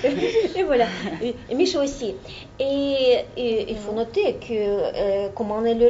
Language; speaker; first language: French; non-native, fluent; Russian